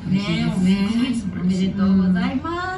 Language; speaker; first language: Japanese; native; Japanese